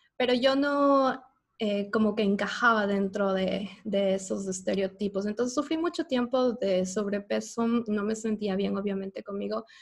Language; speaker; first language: Spanish; native; Spanish